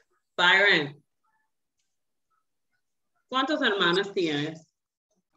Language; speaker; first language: Spanish; non-native, learner; English